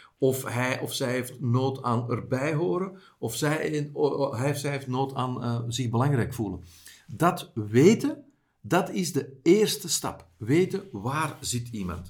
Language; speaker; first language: Dutch; native; Dutch